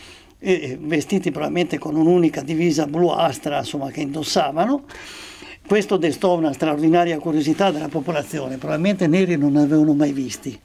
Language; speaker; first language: Italian; native; Italian